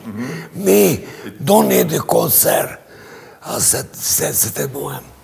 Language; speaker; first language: French; non-native, fluent; Hungarian